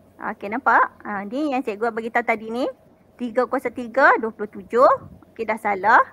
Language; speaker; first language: Malay; native; Malay